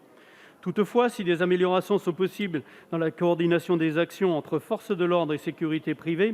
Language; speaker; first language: French; native; French